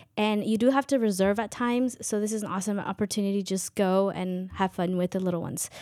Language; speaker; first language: English; non-native, fluent; Kʼicheʼ